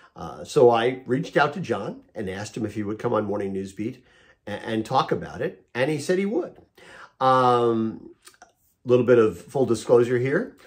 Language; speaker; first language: English; native; English